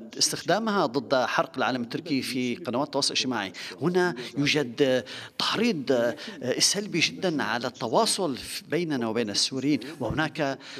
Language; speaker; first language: Arabic; non-native, fluent; Turkish